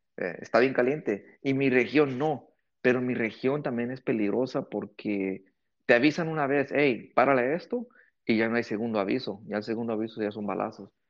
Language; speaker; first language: Spanish; early bilingual, heritage; Spanish